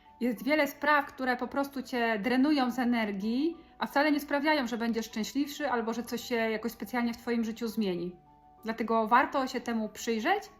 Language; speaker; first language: Polish; native; Polish